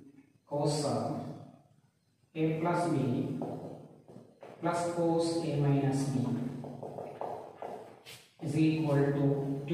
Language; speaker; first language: English; non-native, local second language; Malayalam